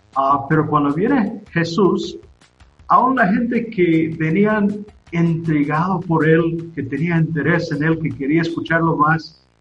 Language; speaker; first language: Spanish; non-native, fluent; English